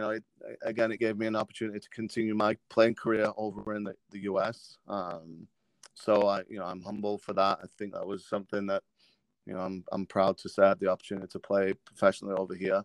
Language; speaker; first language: English; native; English